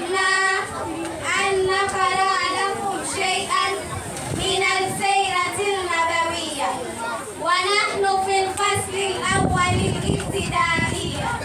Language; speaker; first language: Arabic; non-native, learner; Swahili